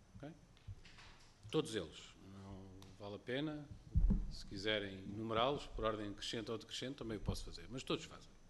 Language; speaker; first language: Portuguese; native; Portuguese